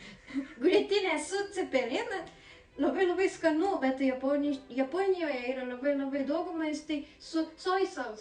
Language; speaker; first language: Lithuanian; non-native, learner; Japanese